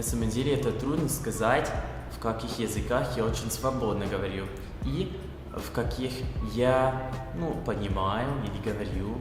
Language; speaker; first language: Russian; non-native, fluent; English